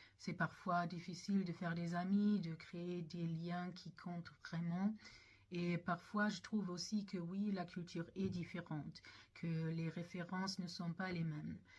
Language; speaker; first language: French; non-native, fluent; German